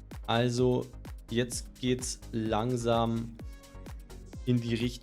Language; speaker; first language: German; native; German